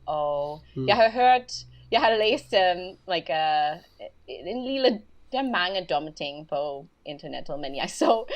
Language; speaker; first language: Danish; non-native, learner; English